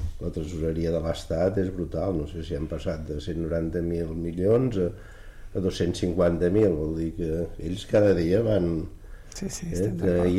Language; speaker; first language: Catalan; native; Catalan